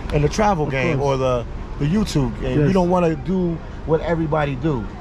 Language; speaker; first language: English; native; English